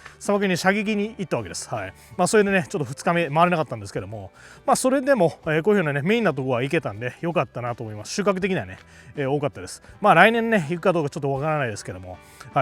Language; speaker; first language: Japanese; native; Japanese